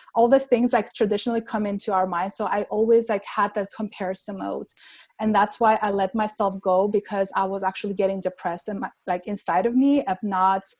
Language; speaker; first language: English; non-native, fluent; Armenian